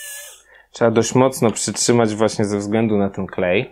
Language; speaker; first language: Polish; native; Polish